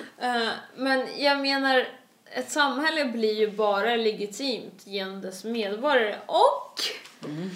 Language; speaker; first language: Swedish; early bilingual, other home language; Russian